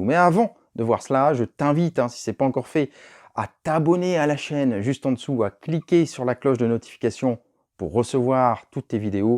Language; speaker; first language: French; native; French